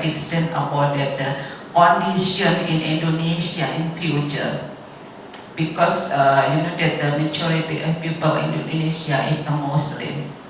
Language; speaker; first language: English; non-native, learner; Indonesian